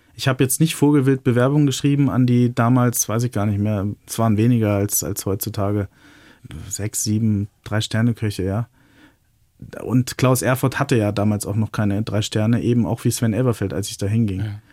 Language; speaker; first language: German; native; German